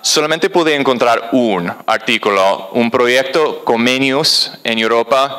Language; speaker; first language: Spanish; non-native, fluent; English